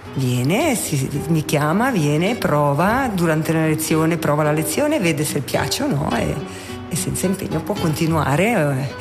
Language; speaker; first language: Italian; native; Italian